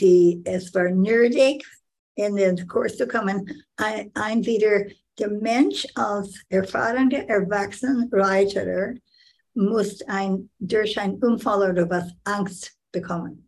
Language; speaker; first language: German; non-native, learner; English